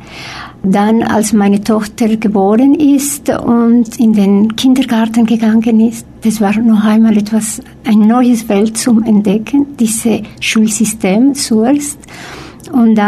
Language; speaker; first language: German; non-native, fluent; Spanish